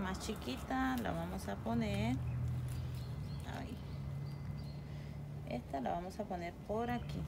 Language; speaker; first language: Spanish; native; Spanish